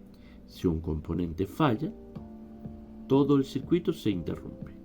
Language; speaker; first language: Spanish; native; Spanish